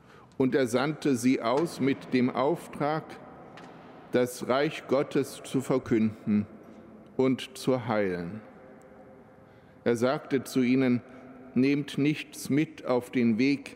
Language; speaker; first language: German; native; German